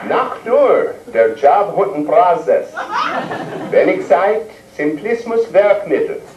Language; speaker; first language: German; non-native, learner; English